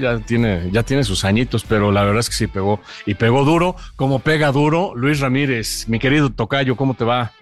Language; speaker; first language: Spanish; native; Spanish